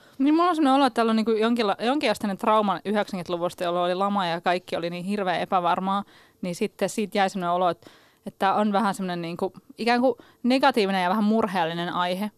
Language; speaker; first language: Finnish; native; Finnish